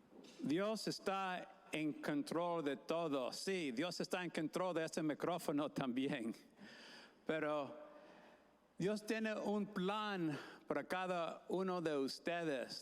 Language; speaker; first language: Spanish; non-native, fluent; English